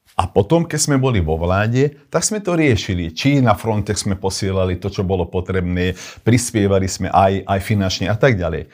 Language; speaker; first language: Slovak; non-native, local second language; Hungarian